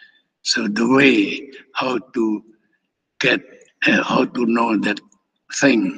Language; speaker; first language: English; non-native, fluent; Indonesian